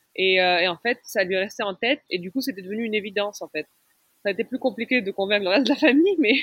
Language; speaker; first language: French; non-native, local second language; Arabic